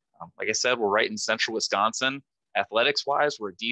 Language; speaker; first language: English; native; English